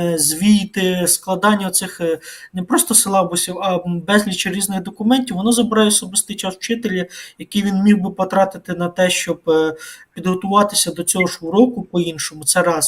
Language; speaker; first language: Ukrainian; native; Ukrainian